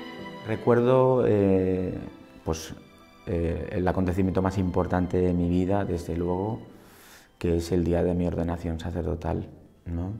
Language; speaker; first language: Spanish; native; Spanish